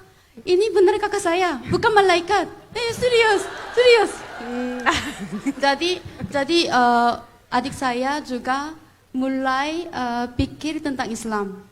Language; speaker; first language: Indonesian; non-native, fluent; Korean